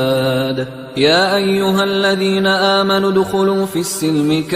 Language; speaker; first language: Arabic; native; Arabic